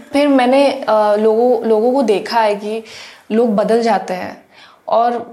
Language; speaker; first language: Hindi; non-native, local second language; Assamese